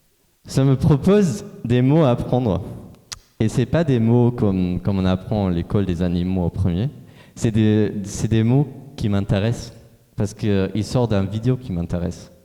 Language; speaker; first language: French; non-native, fluent; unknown